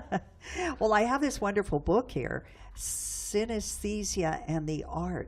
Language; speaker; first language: English; native; English